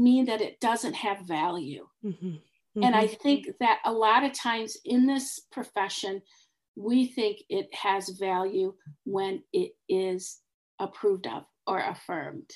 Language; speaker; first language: English; native; English